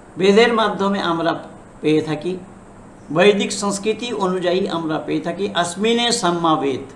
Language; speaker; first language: Bangla; non-native, fluent; Hindi